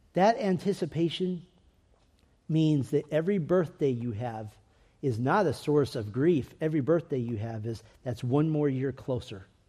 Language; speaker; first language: English; native; English